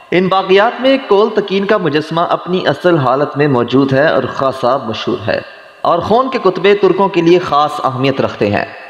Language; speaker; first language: Urdu; native; Urdu